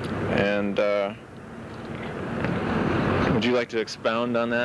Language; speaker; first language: English; native; English